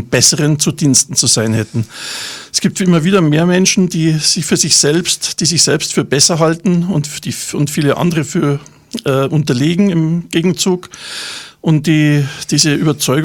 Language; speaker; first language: German; native; German